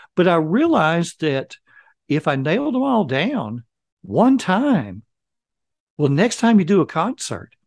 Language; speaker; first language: English; native; English